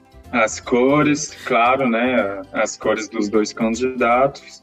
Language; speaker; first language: Portuguese; non-native, fluent; French